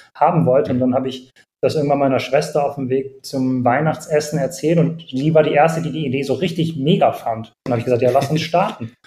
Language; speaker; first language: German; native; German